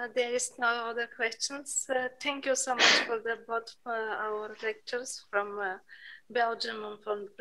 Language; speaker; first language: English; non-native, fluent; Bulgarian